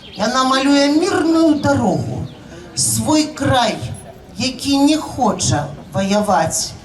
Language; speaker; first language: Belarusian; native; Belarusian